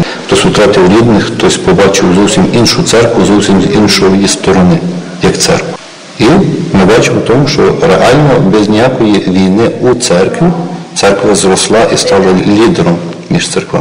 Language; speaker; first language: Ukrainian; native; Ukrainian